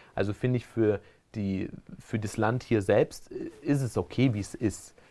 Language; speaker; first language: German; early bilingual, other home language; Spanish